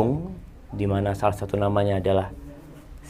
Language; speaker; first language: Indonesian; native; Indonesian